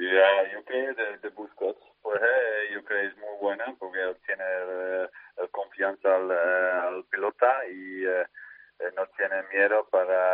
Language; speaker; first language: Spanish; non-native, fluent; Dutch